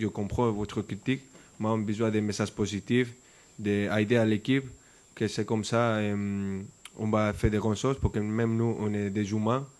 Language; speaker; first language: French; non-native, fluent; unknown